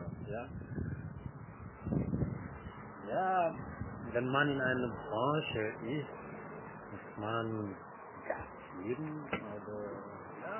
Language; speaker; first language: German; non-native, learner; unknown